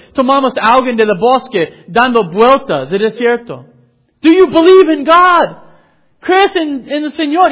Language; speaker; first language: Spanish; non-native, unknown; English